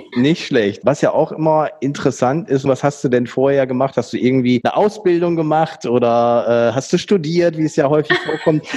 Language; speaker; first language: German; native; German